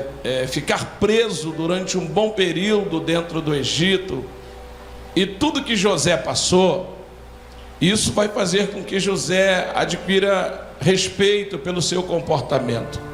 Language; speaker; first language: Portuguese; native; Portuguese